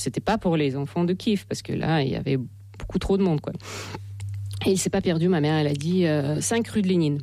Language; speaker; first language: French; non-native, fluent; Russian